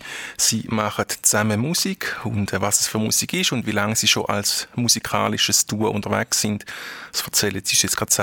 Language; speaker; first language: German; native; German